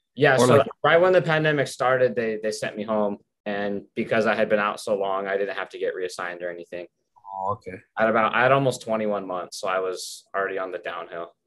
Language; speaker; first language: English; native; English